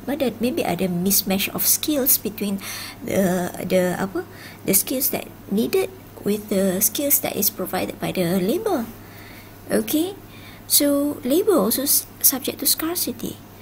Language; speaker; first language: English; non-native, local second language; Malay